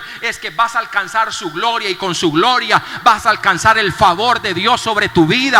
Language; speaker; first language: Spanish; native; Spanish